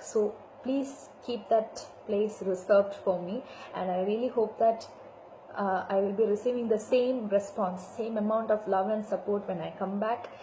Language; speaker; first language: English; non-native, local second language; Malayalam